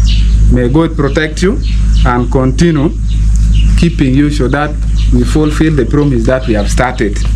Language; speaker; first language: English; non-native, local second language; Acoli